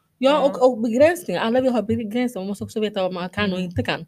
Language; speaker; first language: Swedish; non-native, fluent; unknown